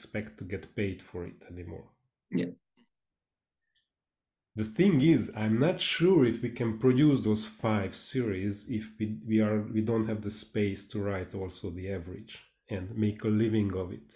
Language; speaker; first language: English; non-native, fluent; Hungarian